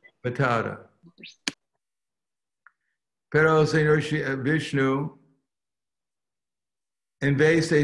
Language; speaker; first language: Spanish; non-native, fluent; English